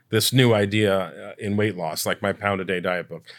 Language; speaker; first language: English; early bilingual, other home language; Italian